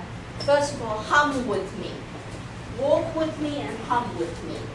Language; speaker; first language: English; non-native, fluent; Chinese